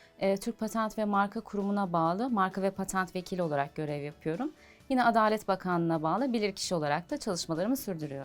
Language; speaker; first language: Turkish; native; Turkish